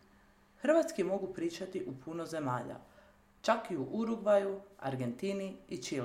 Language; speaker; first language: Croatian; early bilingual, heritage; Croatian